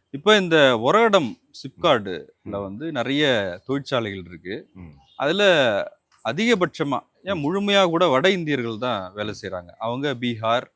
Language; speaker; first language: Tamil; native; Tamil